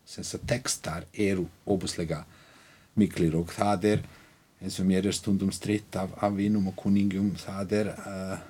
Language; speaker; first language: Icelandic; non-native, fluent; Bosnian